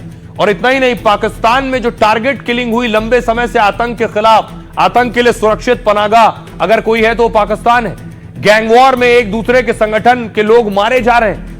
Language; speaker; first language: Hindi; native; Hindi